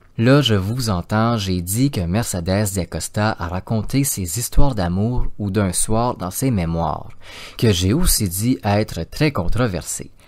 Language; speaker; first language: French; native; French